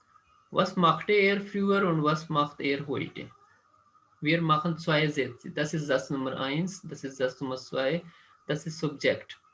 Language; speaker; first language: German; non-native, fluent; Urdu